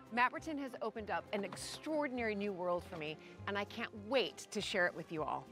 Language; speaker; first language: English; native; English